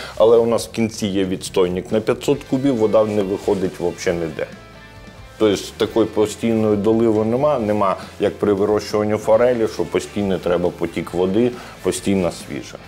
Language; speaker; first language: Ukrainian; native; Ukrainian